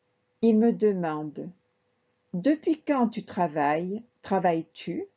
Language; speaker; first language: French; non-native, fluent; Spanish